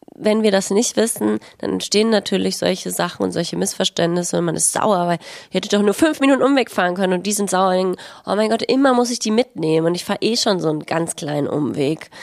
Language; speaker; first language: German; native; German